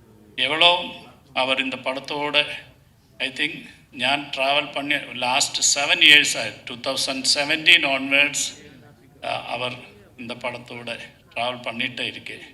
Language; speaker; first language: Tamil; non-native, learner; Malayalam